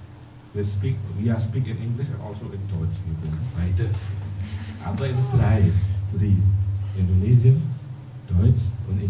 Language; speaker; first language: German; non-native, fluent; Indonesian